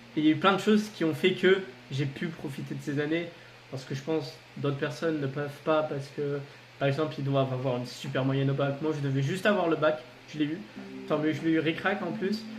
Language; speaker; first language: French; native; French